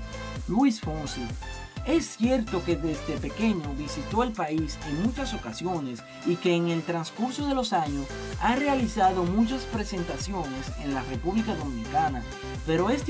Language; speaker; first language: Spanish; native; Spanish